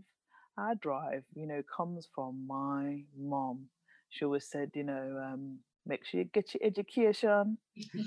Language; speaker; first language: English; native; English